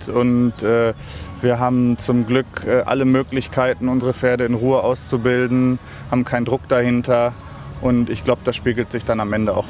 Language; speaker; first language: German; native; German